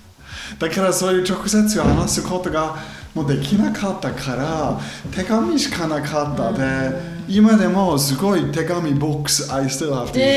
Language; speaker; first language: Japanese; non-native, fluent; German